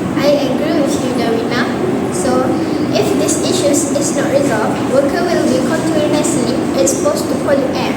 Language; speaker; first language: English; non-native, learner; Malay